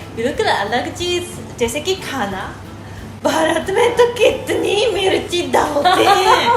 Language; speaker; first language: Hindi; non-native, fluent; Japanese